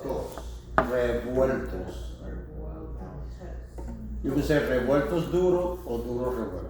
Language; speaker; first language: Spanish; non-native, learner; English